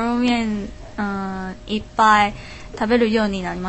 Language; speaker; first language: Japanese; non-native, learner; Chinese